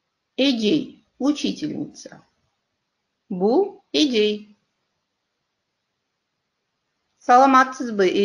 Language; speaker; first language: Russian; non-native, local second language; Kyrgyz